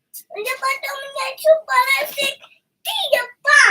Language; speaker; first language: Russian; early bilingual, heritage; Russian